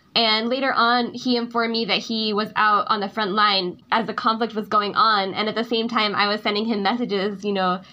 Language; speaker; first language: English; native; English